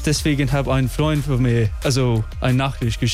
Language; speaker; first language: German; non-native, fluent; English